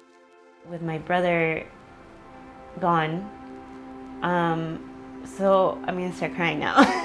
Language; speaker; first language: English; early bilingual, other home language; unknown